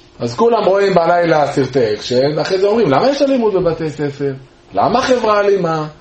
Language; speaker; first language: Hebrew; native; Hebrew